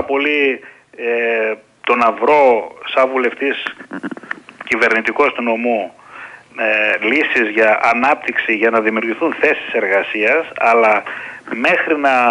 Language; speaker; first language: Greek; native; Greek